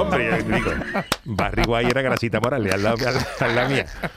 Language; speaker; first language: Spanish; native; Spanish